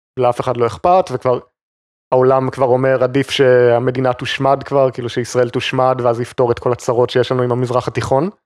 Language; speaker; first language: Hebrew; native; Hebrew